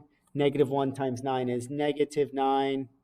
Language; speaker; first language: English; native; English